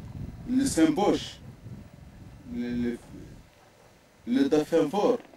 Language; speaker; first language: French; non-native, local second language; Arabic